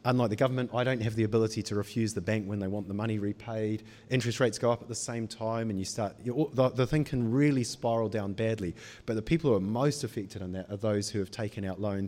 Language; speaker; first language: English; native; English